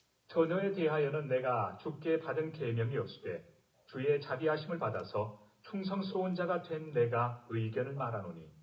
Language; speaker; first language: Korean; native; Korean